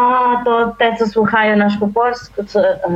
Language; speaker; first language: Polish; early bilingual, heritage; Polish